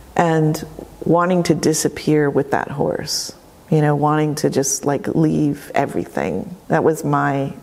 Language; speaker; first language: English; native; English